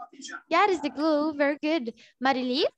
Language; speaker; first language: English; non-native, learner; Portuguese